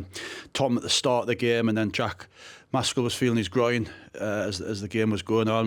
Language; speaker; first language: English; native; English